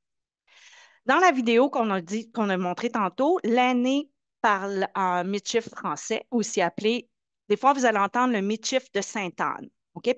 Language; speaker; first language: French; native; French